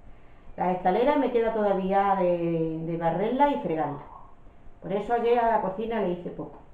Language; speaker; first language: Spanish; native; Spanish